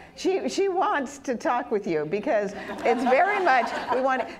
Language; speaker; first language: English; early bilingual, other home language; Spanish